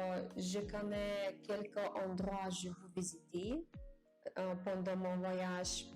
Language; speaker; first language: French; non-native, learner; Japanese